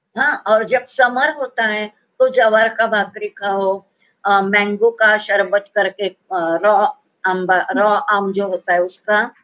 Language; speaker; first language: Hindi; non-native, local second language; Marathi